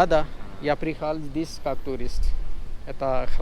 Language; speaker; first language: Russian; non-native, learner; Urdu